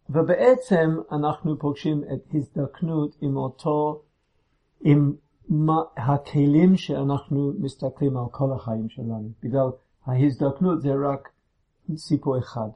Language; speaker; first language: Hebrew; non-native, fluent; English